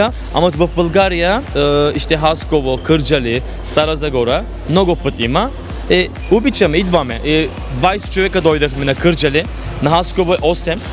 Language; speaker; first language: Bulgarian; non-native, local second language; Turkish